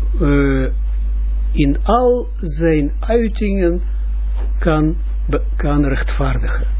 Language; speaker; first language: Dutch; non-native, fluent; Russian